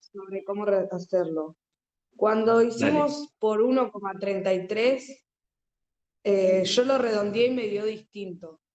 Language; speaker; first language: Spanish; native; Spanish